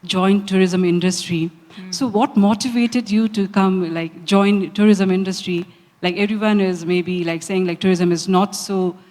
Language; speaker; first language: English; non-native, local second language; Nepali